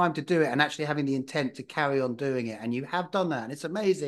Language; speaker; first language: English; native; English